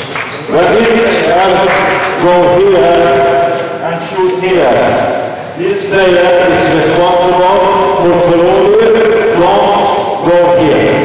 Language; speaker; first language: English; non-native, learner; Swedish